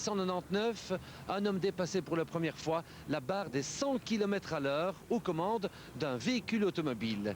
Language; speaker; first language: French; native; French